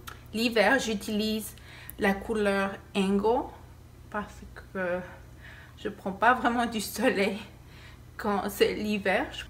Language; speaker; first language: French; non-native, fluent; Spanish